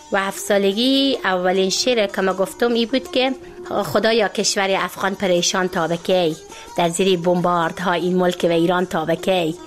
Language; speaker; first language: Persian; native; Persian